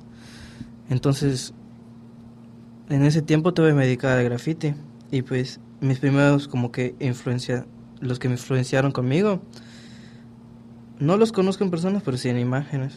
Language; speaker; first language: Spanish; native; Spanish